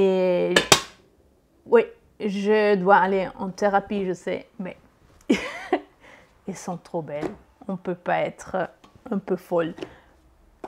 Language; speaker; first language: French; non-native, learner; Italian